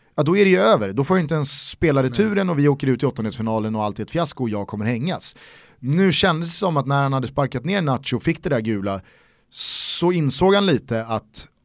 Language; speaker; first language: Swedish; native; Swedish